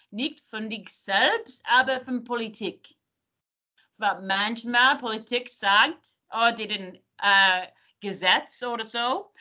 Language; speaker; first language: German; non-native, learner; English